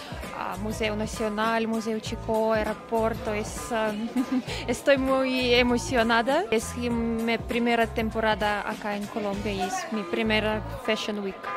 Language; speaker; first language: Spanish; non-native, learner; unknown